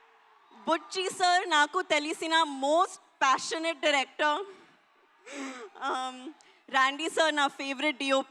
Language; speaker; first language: Telugu; non-native, learner; Hindi